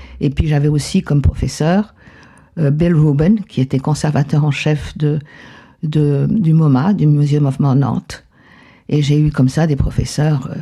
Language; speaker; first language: French; non-native, fluent; Spanish